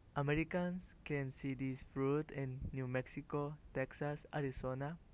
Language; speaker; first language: English; non-native, learner; Spanish